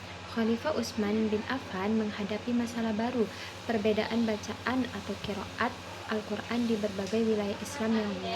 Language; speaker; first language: Indonesian; non-native, local second language; Madurese